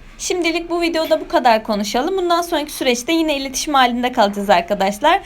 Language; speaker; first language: Turkish; native; Turkish